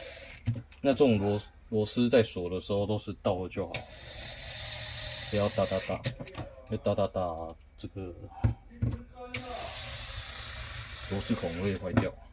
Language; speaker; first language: Chinese; native; Chinese